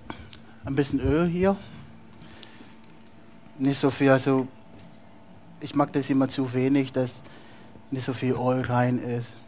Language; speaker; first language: German; non-native, fluent; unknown